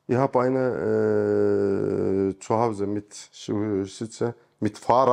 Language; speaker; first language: German; non-native, learner; Turkish